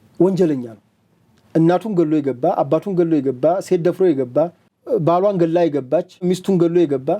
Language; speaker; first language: Amharic; native; Amharic